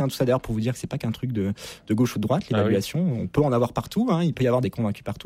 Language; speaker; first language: French; native; French